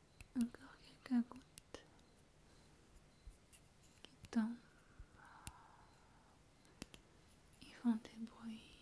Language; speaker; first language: French; non-native, fluent; Russian